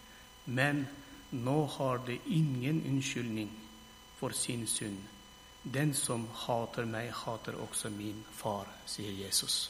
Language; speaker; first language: Norwegian; non-native, fluent; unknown